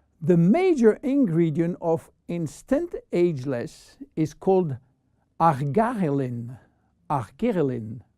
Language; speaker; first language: English; non-native, fluent; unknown